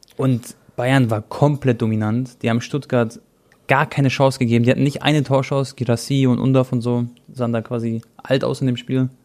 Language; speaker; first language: German; early bilingual, other home language; Croatian